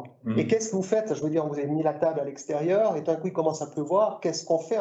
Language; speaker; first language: French; native; French